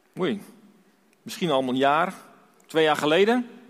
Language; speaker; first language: Dutch; native; Dutch